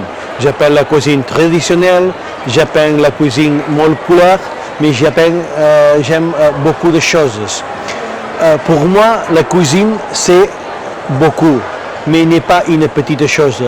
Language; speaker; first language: French; non-native, learner; Catalan